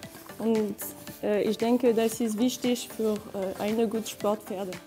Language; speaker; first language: German; non-native, learner; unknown